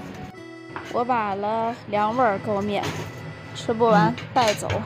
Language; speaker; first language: Chinese; native; Chinese